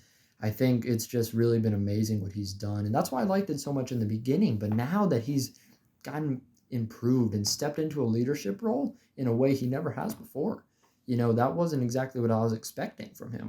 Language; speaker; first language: English; native; English